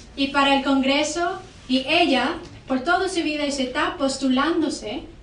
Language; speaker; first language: Spanish; non-native, learner; English